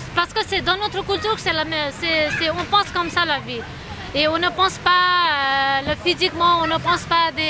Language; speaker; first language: French; non-native, learner; Nepali